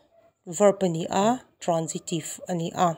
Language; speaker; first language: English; non-native, local second language; Mizo